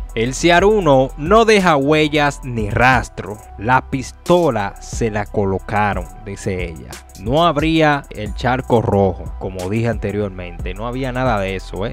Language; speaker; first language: Spanish; native; Spanish